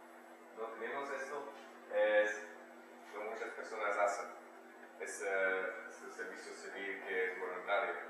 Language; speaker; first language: Spanish; non-native, learner; German